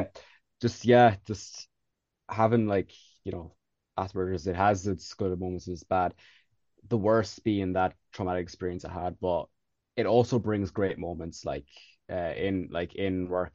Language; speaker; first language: English; native; English